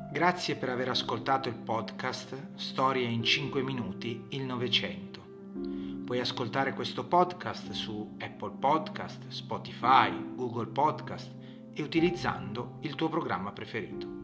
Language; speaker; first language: Italian; native; Italian